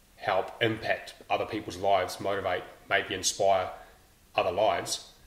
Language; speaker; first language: English; native; English